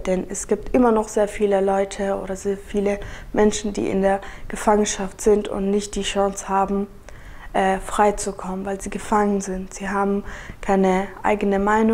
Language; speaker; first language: German; early bilingual, other home language; Kurdish